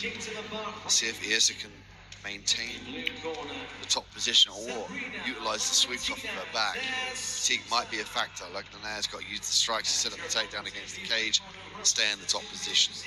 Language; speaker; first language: English; native; English